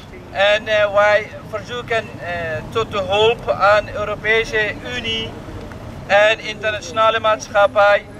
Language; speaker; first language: Dutch; non-native, fluent; Rohingya